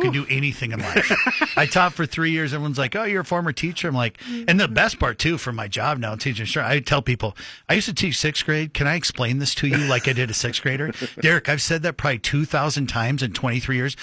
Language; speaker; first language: English; native; English